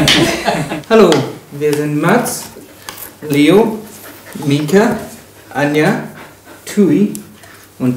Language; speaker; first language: German; non-native, learner; English